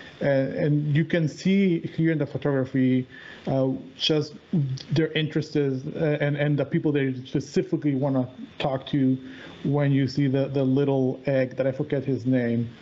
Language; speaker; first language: English; native; English